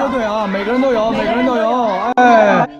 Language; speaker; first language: Chinese; native; Chinese